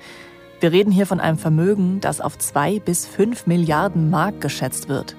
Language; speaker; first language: German; native; German